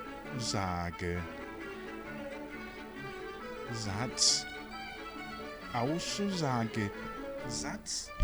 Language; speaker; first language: German; non-native, fluent; Rundi